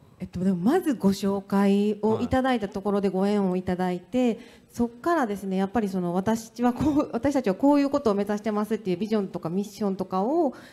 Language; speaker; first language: Japanese; native; Japanese